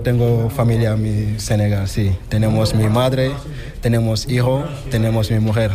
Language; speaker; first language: Spanish; non-native, learner; Wolof